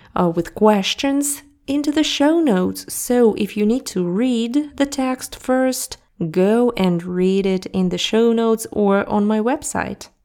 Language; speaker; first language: English; non-native, fluent; Russian